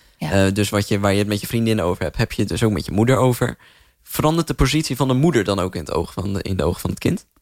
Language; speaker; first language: Dutch; native; Dutch